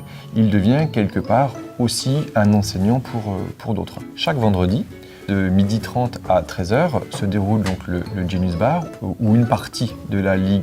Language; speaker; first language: French; native; French